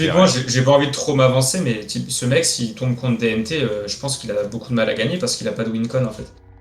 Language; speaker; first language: French; native; French